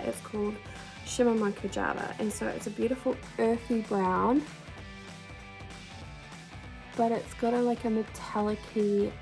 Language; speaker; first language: English; native; English